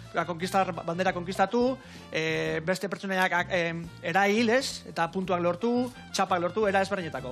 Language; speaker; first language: Basque; native; Basque